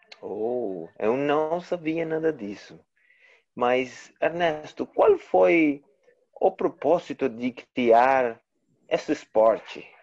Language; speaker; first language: Portuguese; non-native, learner; Spanish